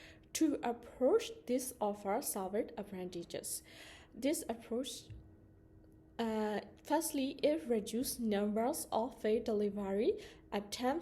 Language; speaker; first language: English; non-native, learner; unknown